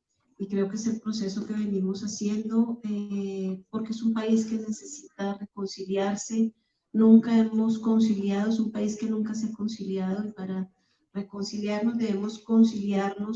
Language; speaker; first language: Spanish; native; Spanish